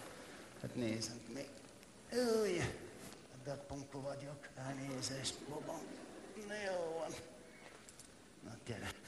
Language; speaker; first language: Hungarian; non-native, learner; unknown